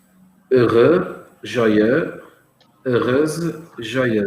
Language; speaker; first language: French; non-native, learner; Portuguese